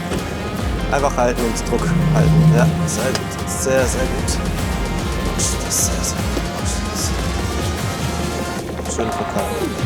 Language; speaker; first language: German; native; German